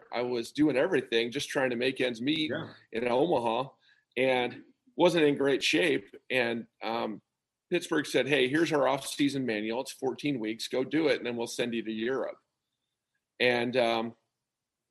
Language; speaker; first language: English; native; English